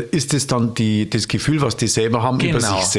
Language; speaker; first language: German; native; German